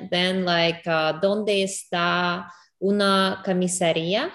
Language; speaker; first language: Spanish; non-native, learner; English